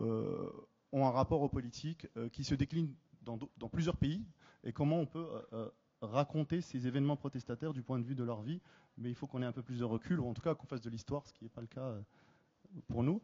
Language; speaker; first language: French; native; French